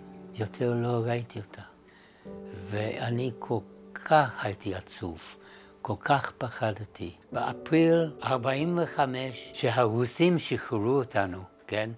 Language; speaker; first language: Hebrew; non-native, fluent; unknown